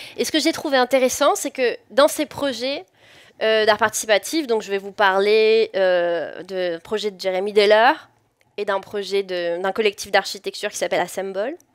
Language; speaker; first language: French; native; French